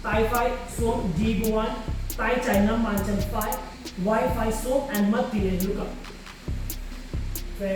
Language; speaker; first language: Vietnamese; non-native, learner; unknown